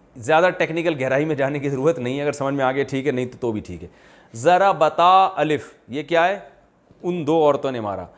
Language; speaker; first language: Urdu; native; Urdu